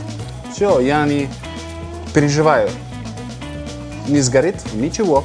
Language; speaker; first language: Russian; non-native, fluent; Italian